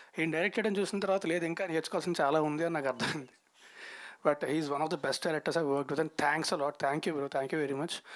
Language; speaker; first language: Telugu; native; Telugu